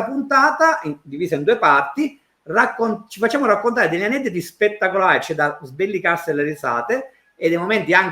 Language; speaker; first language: Italian; native; Italian